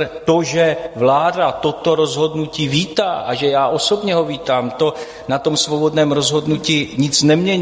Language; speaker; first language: Czech; native; Czech